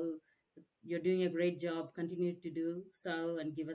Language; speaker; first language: English; non-native, local second language; Tamil